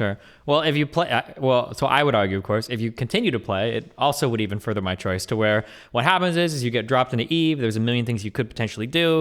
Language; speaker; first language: English; native; English